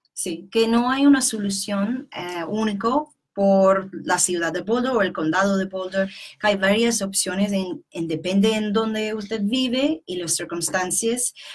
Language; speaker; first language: Spanish; non-native, fluent; English